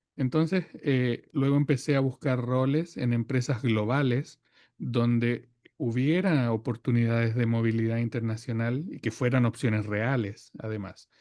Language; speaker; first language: Spanish; native; Spanish